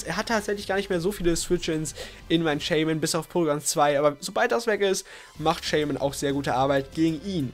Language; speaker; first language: German; native; German